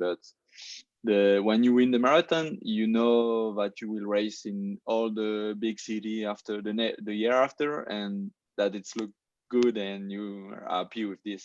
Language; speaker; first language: English; non-native, learner; French